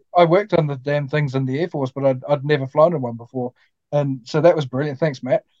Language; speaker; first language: English; native; English